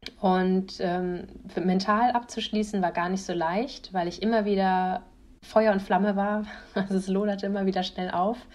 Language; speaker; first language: German; native; German